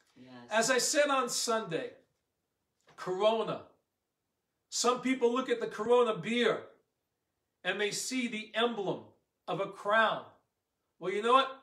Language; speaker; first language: English; native; English